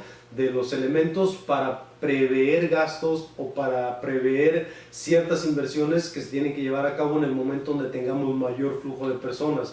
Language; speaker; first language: Spanish; native; Spanish